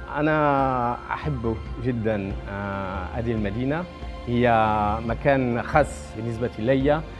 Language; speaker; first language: Arabic; non-native, fluent; French